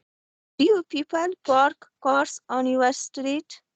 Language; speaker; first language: English; non-native, learner; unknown